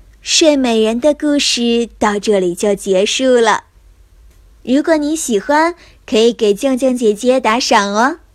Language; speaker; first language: Chinese; native; Chinese